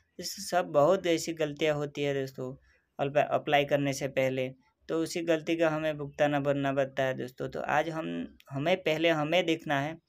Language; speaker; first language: Hindi; non-native, local second language; Gujarati